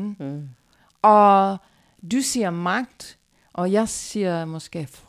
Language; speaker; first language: Danish; non-native, fluent; English